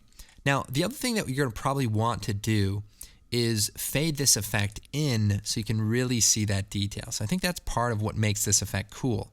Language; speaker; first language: English; native; English